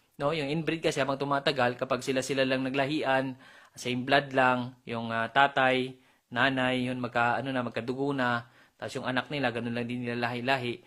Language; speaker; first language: Filipino; non-native, local second language; Cebuano